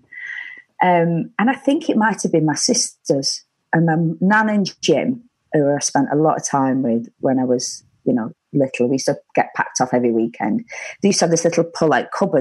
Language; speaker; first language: English; native; English